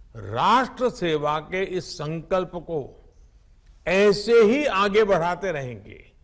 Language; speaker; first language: Hindi; non-native, local second language; Gujarati